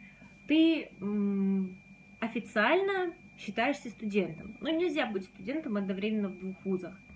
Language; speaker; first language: Russian; native; Russian